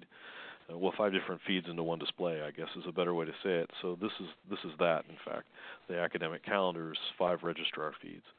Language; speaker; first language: English; native; English